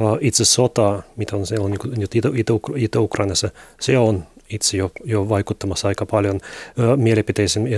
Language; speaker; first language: Finnish; non-native, learner; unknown